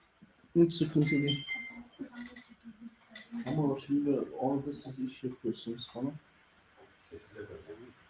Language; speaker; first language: Turkish; early bilingual, heritage; Turkish